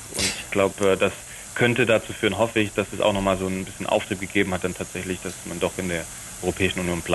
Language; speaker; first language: German; native; German